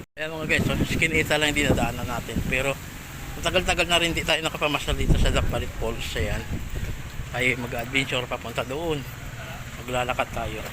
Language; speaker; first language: Filipino; native; Filipino